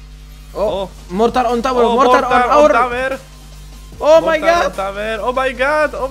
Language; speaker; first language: English; non-native, learner; Czech